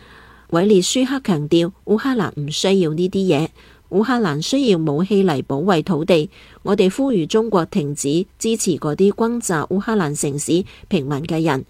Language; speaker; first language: Chinese; non-native, local second language; Cantonese